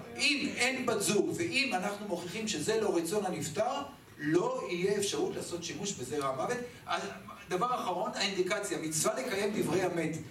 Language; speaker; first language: Hebrew; native; Hebrew